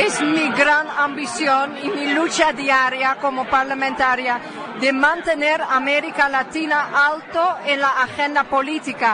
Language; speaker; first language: Spanish; non-native, fluent; Dutch